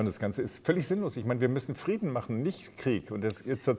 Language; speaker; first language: German; native; German